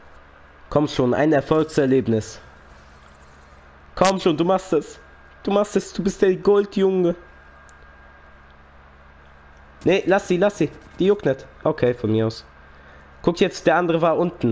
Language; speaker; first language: German; native; German